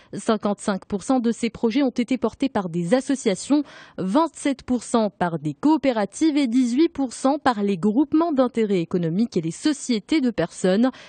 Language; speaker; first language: French; non-native, local second language; Arabic